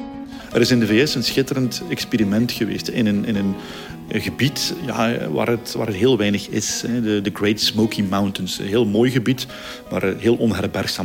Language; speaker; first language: Dutch; native; Dutch